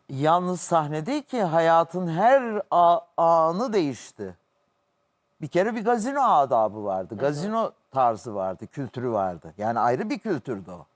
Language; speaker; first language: Turkish; native; Turkish